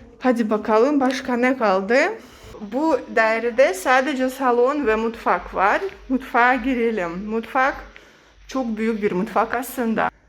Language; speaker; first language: Turkish; non-native, fluent; Russian